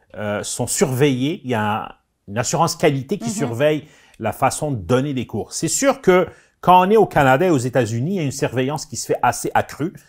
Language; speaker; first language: French; non-native, local second language; Arabic